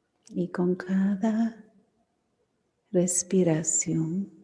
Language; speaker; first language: Spanish; non-native, fluent; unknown